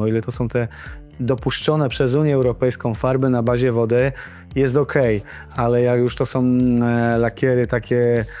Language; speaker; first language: Polish; native; Polish